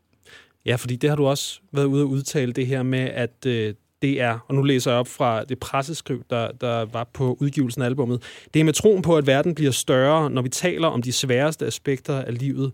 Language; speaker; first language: Danish; native; Danish